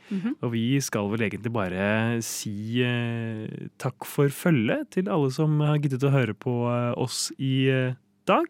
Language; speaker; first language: Norwegian; native; Norwegian